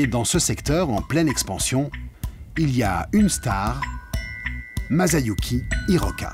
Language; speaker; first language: French; native; French